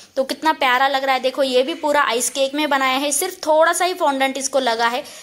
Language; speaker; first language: Hindi; non-native, local second language; Marathi